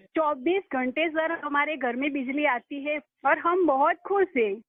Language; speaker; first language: Hindi; non-native, local second language; Gujarati